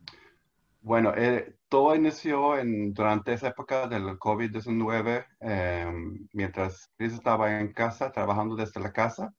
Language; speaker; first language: Spanish; non-native, fluent; Swedish